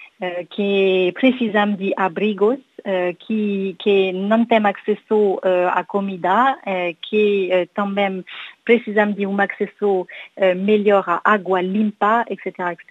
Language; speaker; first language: Portuguese; non-native, learner; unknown